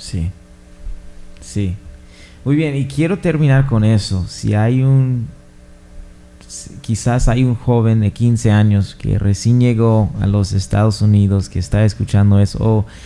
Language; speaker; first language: Spanish; non-native, fluent; English